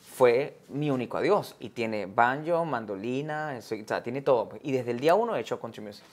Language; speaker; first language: Spanish; native; Spanish